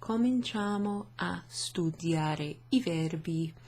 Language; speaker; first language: Italian; non-native, fluent; English